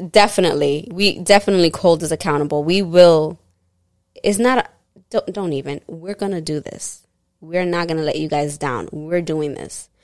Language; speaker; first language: English; early bilingual, other home language; Spanish